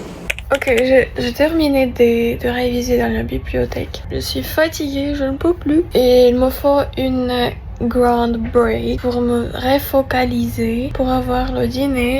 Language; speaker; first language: French; non-native, fluent; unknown